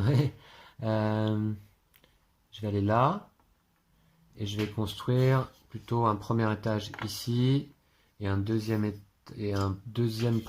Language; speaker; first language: French; native; French